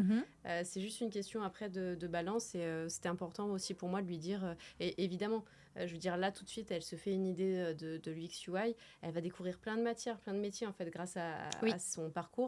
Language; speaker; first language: French; native; French